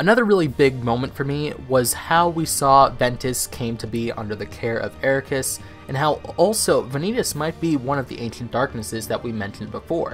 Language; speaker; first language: English; native; English